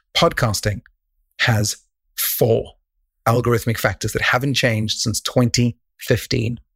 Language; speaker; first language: English; native; English